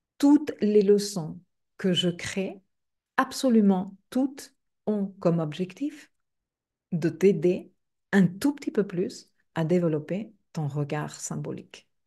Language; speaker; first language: French; non-native, fluent; Spanish